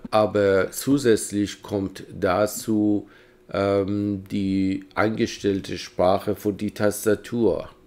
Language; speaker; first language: German; non-native, fluent; Persian